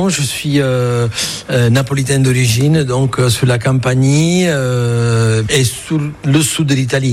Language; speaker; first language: French; non-native, fluent; Italian